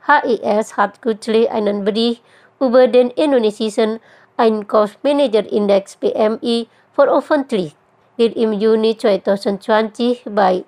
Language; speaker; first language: German; non-native, fluent; Indonesian